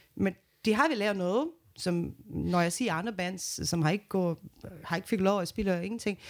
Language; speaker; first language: Danish; non-native, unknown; Portuguese